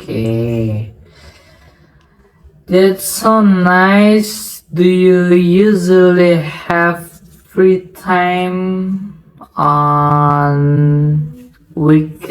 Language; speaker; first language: English; non-native, learner; Indonesian